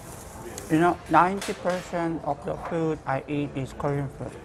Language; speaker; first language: English; non-native, fluent; Korean